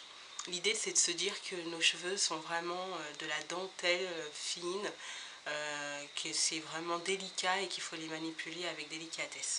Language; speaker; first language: French; native; French